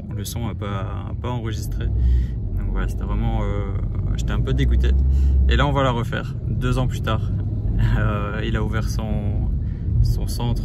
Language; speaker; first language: French; native; French